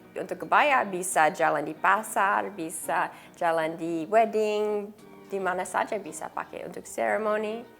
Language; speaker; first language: Indonesian; early bilingual, heritage; English